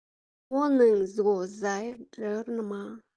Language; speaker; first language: Chinese; non-native, learner; Kyrgyz